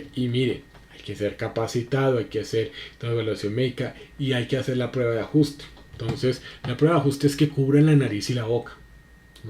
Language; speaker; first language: Spanish; native; Spanish